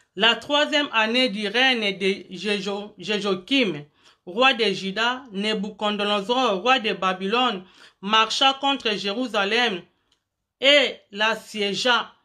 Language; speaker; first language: French; non-native, local second language; Lingala